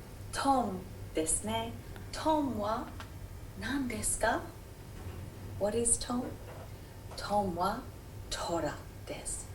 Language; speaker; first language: Japanese; non-native, fluent; English